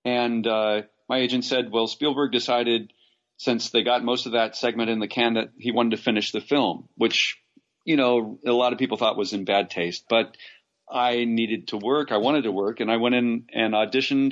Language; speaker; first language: English; native; English